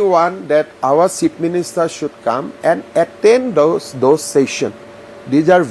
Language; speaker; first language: English; non-native, local second language; Assamese